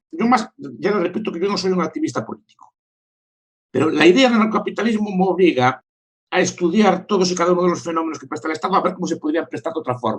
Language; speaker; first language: Spanish; native; Spanish